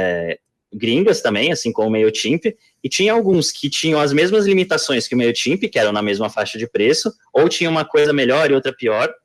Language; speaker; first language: Portuguese; native; Portuguese